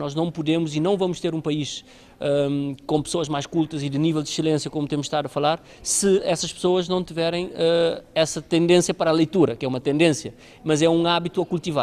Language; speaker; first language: Portuguese; non-native, local second language; Kabuverdianu